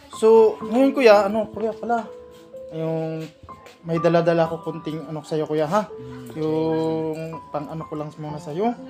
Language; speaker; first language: Filipino; non-native, local second language; Cebuano